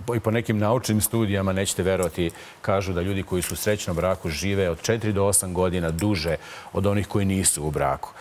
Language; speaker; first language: Bosnian; native; Bosnian